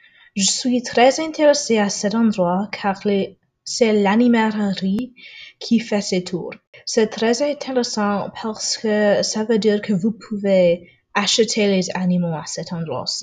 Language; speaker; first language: French; non-native, local second language; English